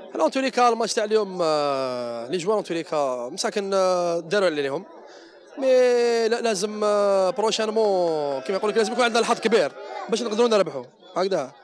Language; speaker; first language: Arabic; native; Arabic